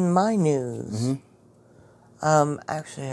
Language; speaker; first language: English; native; English